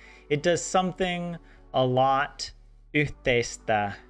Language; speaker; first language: Finnish; non-native, learner; English